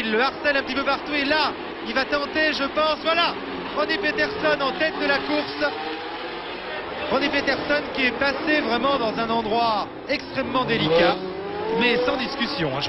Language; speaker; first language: French; native; French